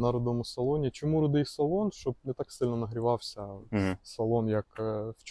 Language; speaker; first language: Ukrainian; native; Ukrainian